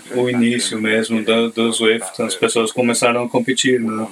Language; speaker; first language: Portuguese; non-native, fluent; English